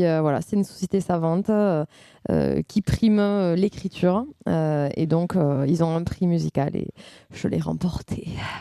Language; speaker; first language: French; native; French